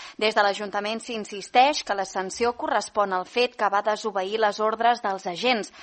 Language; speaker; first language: Catalan; native; Catalan